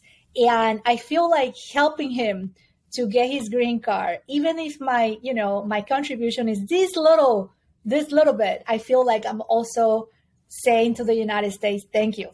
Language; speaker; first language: English; non-native, fluent; Spanish